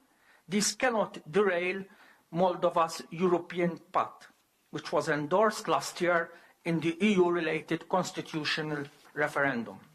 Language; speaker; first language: English; non-native, local second language; Maltese